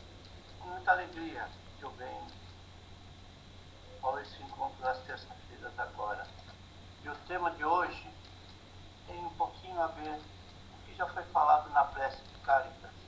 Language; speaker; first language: Portuguese; native; Portuguese